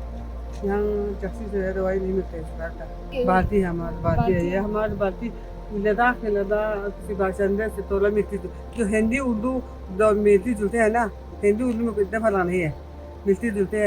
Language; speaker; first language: Hindi; non-native, local second language; Balti